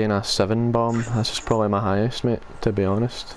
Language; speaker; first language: English; native; English